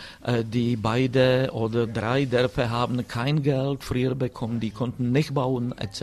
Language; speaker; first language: German; non-native, fluent; Czech